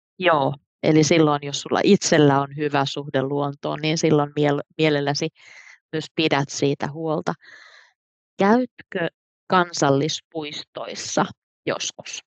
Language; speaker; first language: Finnish; native; Finnish